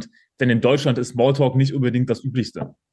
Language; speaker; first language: German; native; German